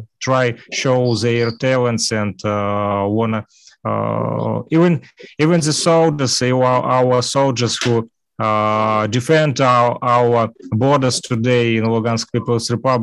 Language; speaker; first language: English; non-native, learner; Russian